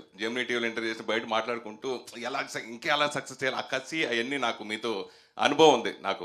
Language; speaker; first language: Telugu; native; Telugu